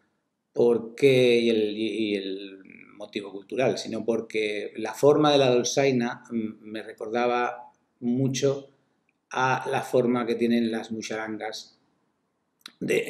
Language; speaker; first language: Spanish; native; Spanish